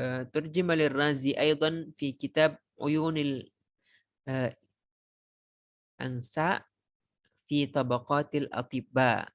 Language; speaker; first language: Arabic; non-native, fluent; Indonesian